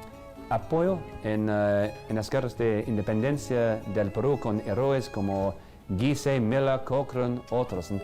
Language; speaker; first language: Spanish; non-native, fluent; English